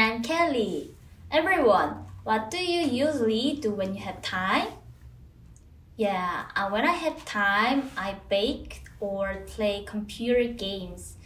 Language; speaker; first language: English; non-native, fluent; Korean